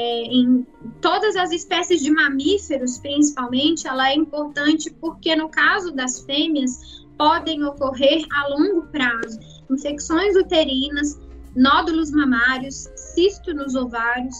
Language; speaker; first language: Portuguese; native; Portuguese